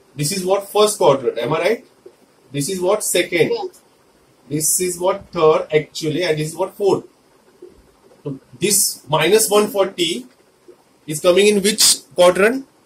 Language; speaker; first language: English; non-native, local second language; Hindi